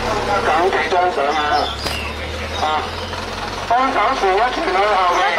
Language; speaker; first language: Chinese; native; Chinese